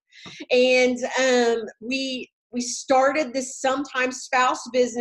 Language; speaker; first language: English; native; English